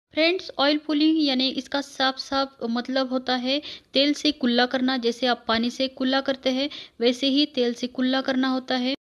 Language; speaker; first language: Hindi; non-native, local second language; Marathi